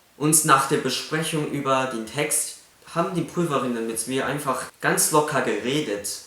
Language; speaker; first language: German; non-native, fluent; Cantonese